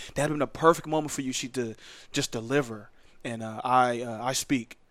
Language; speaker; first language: English; native; English